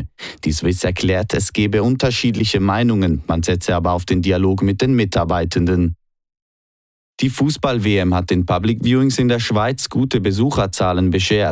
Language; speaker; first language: German; native; German